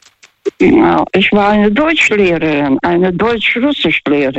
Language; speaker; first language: German; non-native, learner; Russian